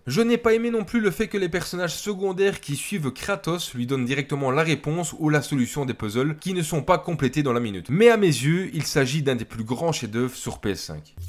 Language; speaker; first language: French; native; French